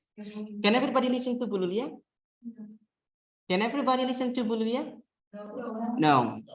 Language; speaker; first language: English; non-native, fluent; Indonesian